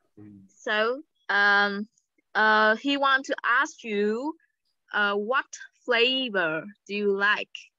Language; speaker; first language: English; non-native, fluent; Vietnamese